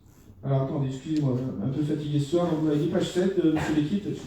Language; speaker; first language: French; native; French